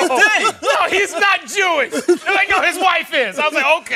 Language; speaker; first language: English; native; English